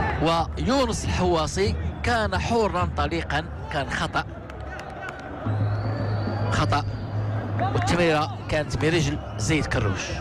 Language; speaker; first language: Arabic; native; Arabic